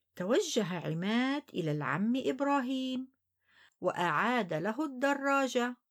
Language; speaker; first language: Arabic; native; Arabic